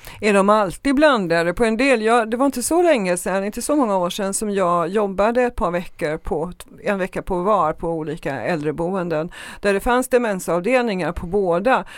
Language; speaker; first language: Swedish; native; Swedish